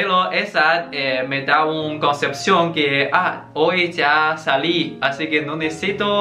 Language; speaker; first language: Spanish; non-native, learner; Chinese